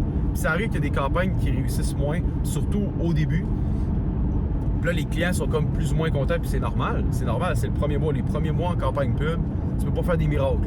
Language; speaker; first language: French; native; French